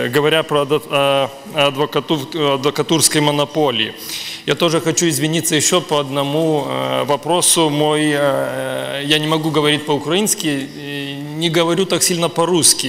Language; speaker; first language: Russian; non-native, learner; Lithuanian